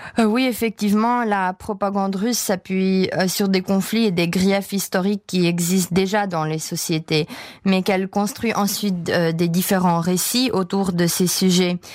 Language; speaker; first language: French; non-native, fluent; Czech